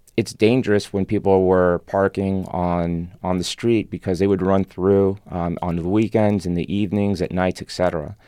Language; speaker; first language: English; non-native, fluent; Spanish